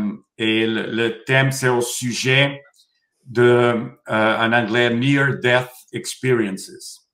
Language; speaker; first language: French; non-native, fluent; Portuguese